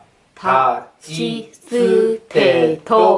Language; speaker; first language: Japanese; non-native, learner; Thai